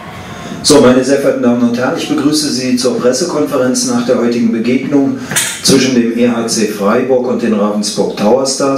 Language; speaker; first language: German; native; German